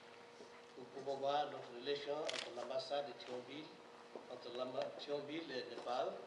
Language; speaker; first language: French; non-native, learner; Nepali